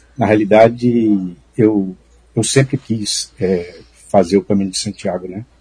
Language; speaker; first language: Portuguese; native; Portuguese